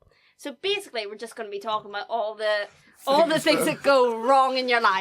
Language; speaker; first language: English; native; English